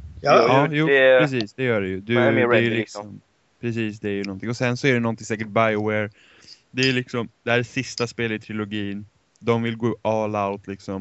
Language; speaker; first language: Swedish; native; Swedish